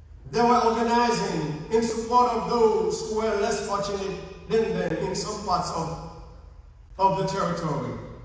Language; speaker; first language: English; non-native, fluent; Haitian Creole